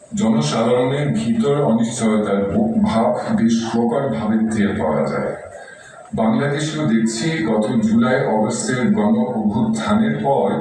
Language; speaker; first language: Bangla; non-native, fluent; German